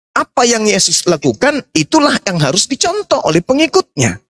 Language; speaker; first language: Indonesian; native; Indonesian